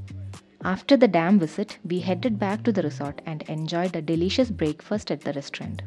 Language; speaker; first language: English; non-native, local second language; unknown